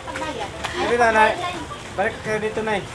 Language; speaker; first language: Filipino; non-native, local second language; Cebuano